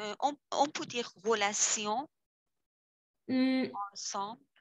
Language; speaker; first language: French; non-native, learner; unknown